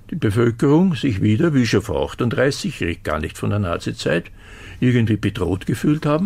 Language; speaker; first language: German; native; German